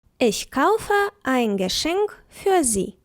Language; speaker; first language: German; non-native, fluent; Ukrainian